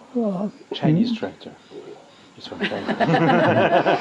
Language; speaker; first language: English; non-native, fluent; Chinese